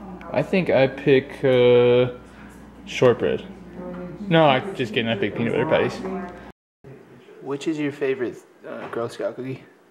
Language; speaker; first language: English; native; English